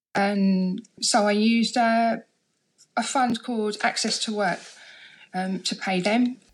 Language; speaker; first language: English; native; English